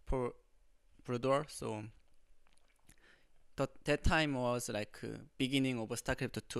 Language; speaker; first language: English; non-native, learner; Korean